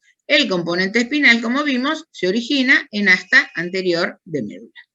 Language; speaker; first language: Spanish; native; Spanish